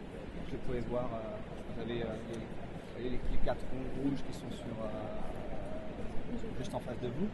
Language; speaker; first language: French; native; French